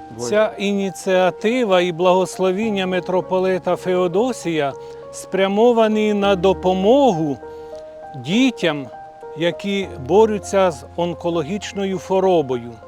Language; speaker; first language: Ukrainian; native; Ukrainian